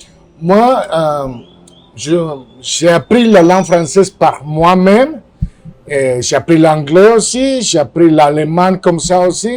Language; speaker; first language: French; non-native, fluent; Spanish